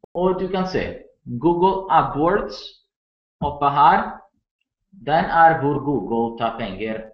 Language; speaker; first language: Norwegian; non-native, learner; Italian